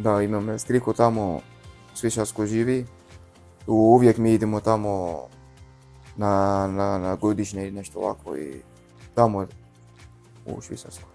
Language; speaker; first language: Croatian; non-native, learner; Arabic